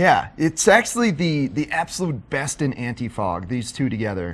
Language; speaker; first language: English; native; English